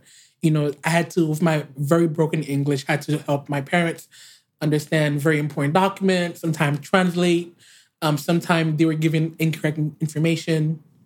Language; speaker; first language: English; native; English